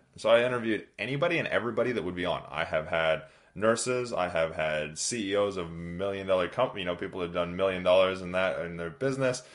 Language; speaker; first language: English; native; English